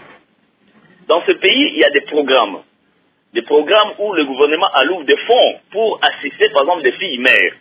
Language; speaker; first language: French; non-native, local second language; Lingala